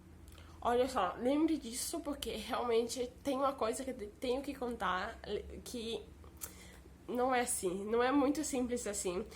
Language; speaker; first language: Portuguese; early bilingual, heritage; Portuguese